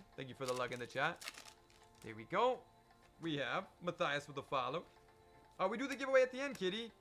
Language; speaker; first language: English; native; English